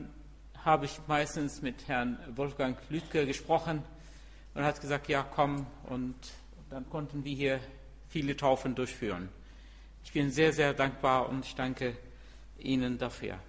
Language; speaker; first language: German; non-native, fluent; Arabic